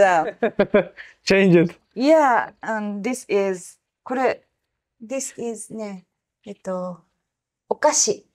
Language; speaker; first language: English; non-native, learner; Japanese